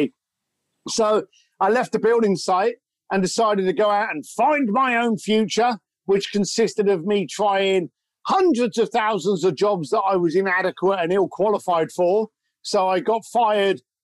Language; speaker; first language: English; native; English